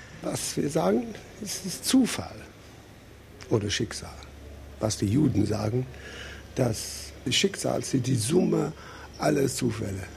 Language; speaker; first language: German; non-native, fluent; English